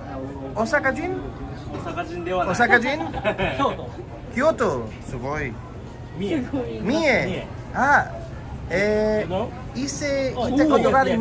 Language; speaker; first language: Japanese; non-native, learner; English